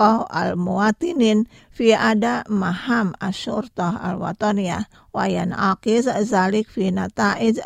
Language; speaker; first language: Arabic; non-native, fluent; Indonesian